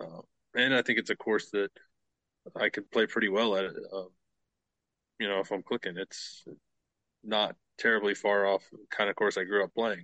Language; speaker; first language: English; native; English